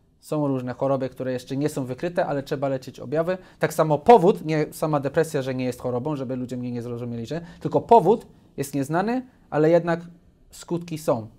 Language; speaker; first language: Polish; early bilingual, heritage; Polish